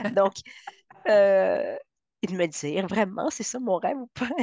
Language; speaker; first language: French; non-native, fluent; Spanish